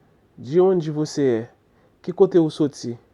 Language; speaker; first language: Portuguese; non-native, fluent; Haitian Creole